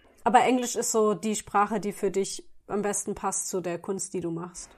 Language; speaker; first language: German; native; German